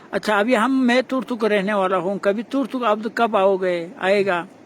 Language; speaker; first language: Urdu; non-native, local second language; Balti